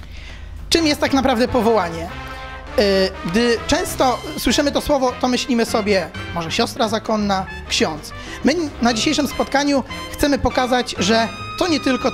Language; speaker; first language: Polish; native; Polish